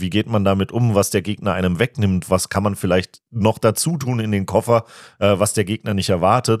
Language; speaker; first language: German; native; German